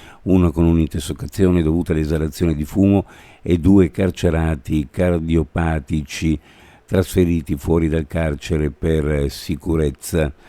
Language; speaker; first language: Italian; native; Italian